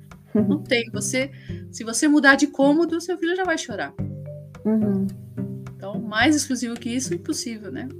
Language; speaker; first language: Portuguese; early bilingual, other home language; Spanish